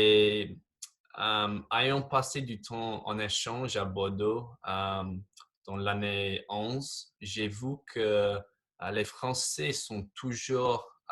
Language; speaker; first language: French; non-native, fluent; English